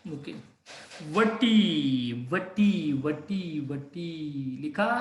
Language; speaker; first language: Hindi; non-native, local second language; Marathi